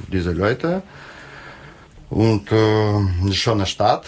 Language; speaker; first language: German; non-native, learner; Russian